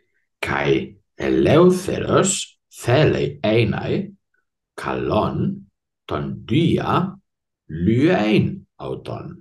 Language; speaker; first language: Greek; non-native, fluent; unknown